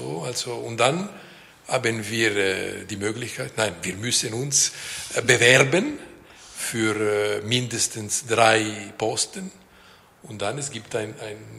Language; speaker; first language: German; non-native, fluent; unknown